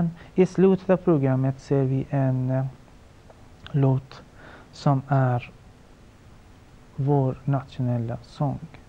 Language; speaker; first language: Swedish; non-native, fluent; Persian